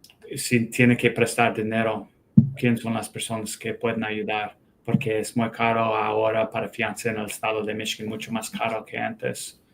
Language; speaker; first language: Spanish; non-native, fluent; English